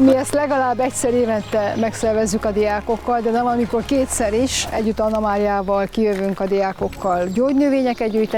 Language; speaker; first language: Hungarian; native; Hungarian